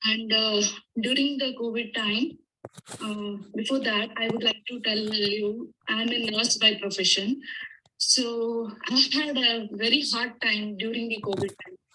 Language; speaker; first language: English; non-native, learner; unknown